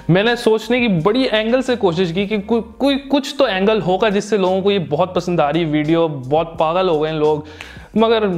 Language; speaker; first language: Urdu; native; Urdu